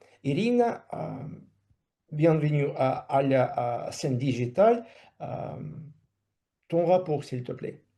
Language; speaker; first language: French; non-native, fluent; Russian